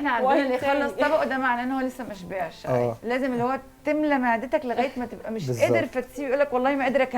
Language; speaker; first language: Arabic; native; Arabic